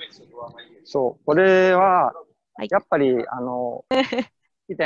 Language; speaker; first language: Japanese; non-native, fluent; Italian